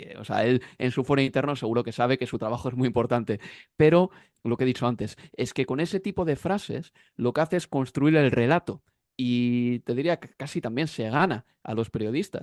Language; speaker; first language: Spanish; native; Spanish